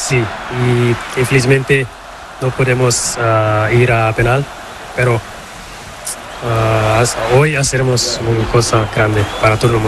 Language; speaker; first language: Spanish; non-native, learner; Portuguese